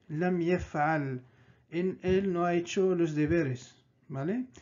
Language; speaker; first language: Spanish; non-native, fluent; Arabic